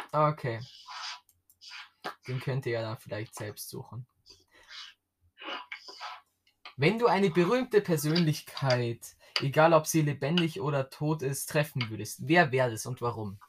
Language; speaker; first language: German; native; German